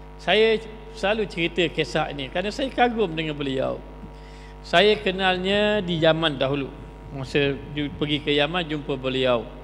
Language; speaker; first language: Malay; native; Malay